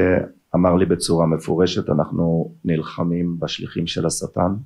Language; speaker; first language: Hebrew; early bilingual, other home language; German